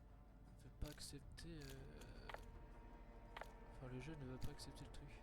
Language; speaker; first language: French; native; French